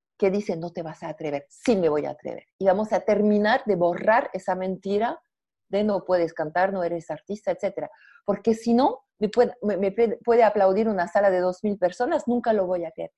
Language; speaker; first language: Spanish; non-native, fluent; French